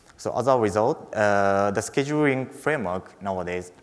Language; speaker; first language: English; non-native, fluent; Japanese